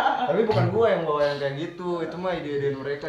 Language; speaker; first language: Malay; native; Malay